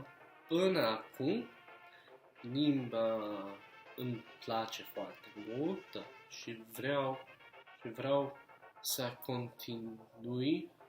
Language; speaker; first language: Romanian; non-native, learner; English